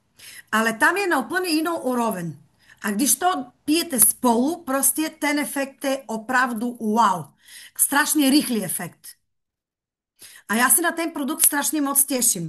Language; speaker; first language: Czech; non-native, fluent; Bulgarian